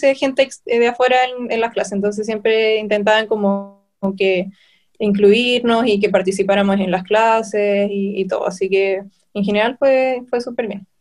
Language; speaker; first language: Spanish; native; Spanish